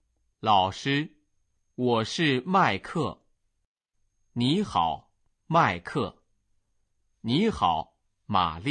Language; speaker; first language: Chinese; non-native, learner; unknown